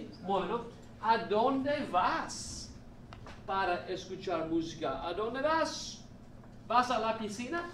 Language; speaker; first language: Spanish; non-native, fluent; English